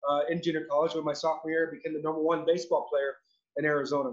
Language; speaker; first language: English; native; English